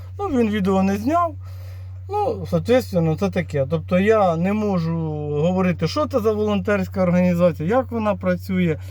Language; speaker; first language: Ukrainian; native; Ukrainian